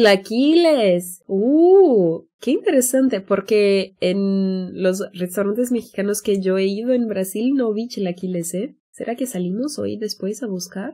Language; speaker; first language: Spanish; non-native, fluent; Portuguese